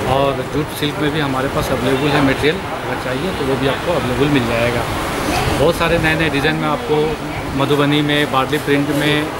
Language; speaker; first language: Hindi; native; Hindi